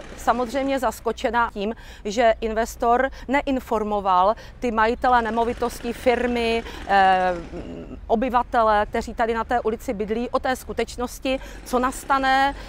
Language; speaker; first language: Czech; native; Czech